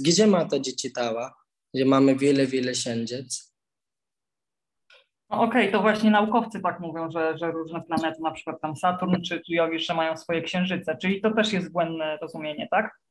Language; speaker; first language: Polish; non-native, learner; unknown